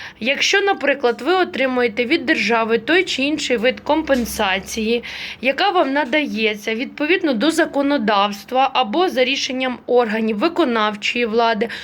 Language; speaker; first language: Ukrainian; native; Ukrainian